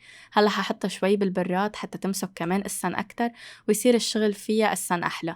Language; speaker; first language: Arabic; native; Arabic